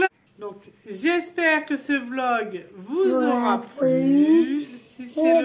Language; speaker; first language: French; native; French